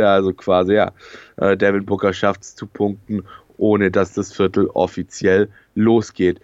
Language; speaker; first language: German; native; German